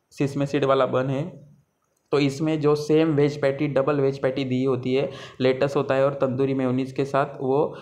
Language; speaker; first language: Hindi; non-native, local second language; Marathi